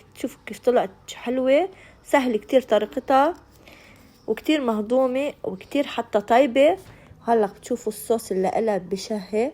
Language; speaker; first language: Arabic; native; Arabic